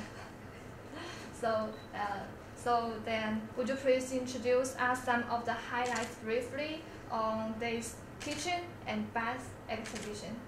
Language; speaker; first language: English; non-native, learner; Chinese